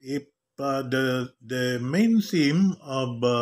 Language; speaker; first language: English; non-native, local second language; Cebuano